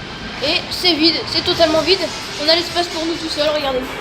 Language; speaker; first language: French; native; French